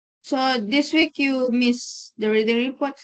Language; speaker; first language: English; non-native, learner; Indonesian